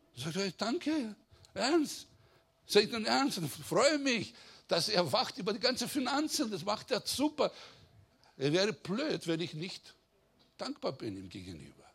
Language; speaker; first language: German; non-native, fluent; Greek